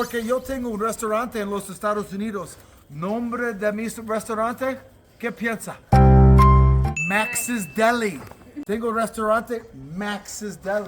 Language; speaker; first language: Spanish; non-native, learner; English